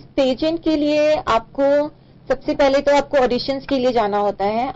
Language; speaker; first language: Hindi; native; Hindi